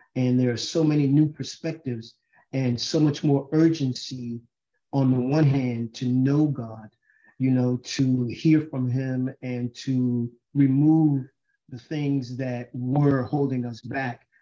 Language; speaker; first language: English; native; English